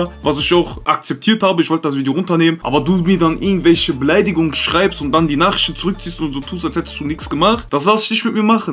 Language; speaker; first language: German; early bilingual, other home language; Turkish